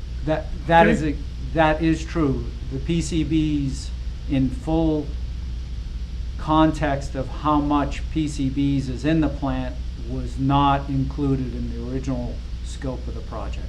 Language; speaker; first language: English; native; English